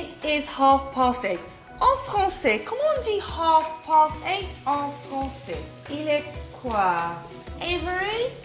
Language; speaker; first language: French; non-native, fluent; English